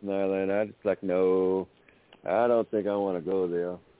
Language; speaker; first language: English; native; English